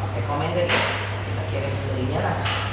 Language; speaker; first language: Indonesian; native; Indonesian